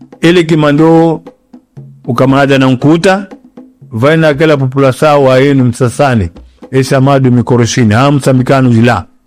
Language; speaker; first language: Portuguese; non-native, local second language; Yao